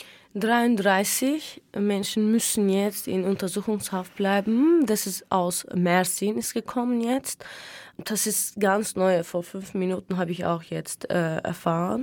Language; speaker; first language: German; non-native, fluent; Turkish